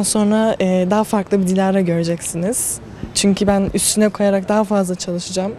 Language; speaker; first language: Turkish; native; Turkish